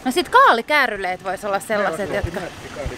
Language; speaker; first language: Finnish; native; Finnish